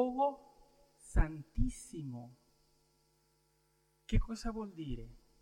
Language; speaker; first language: Italian; non-native, learner; Spanish